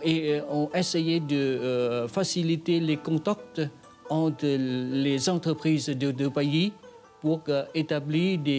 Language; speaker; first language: French; non-native, fluent; Vietnamese